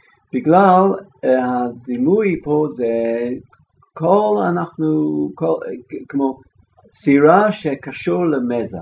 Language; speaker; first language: Hebrew; non-native, fluent; English